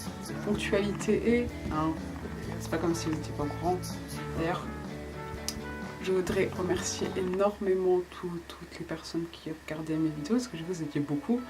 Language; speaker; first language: French; native; French